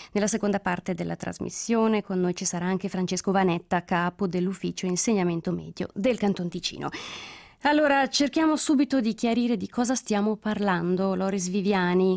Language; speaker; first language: Italian; native; Italian